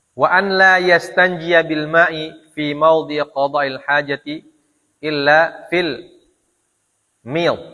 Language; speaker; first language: Arabic; non-native, fluent; Indonesian